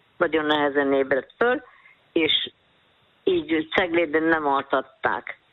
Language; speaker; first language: Hungarian; native; Hungarian